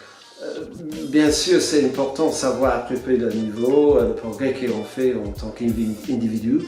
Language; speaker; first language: French; non-native, fluent; English